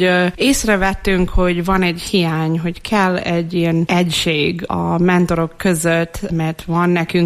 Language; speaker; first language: Hungarian; non-native, fluent; English